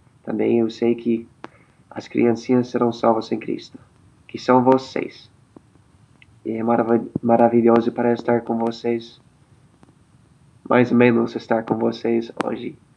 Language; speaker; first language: Portuguese; non-native, fluent; English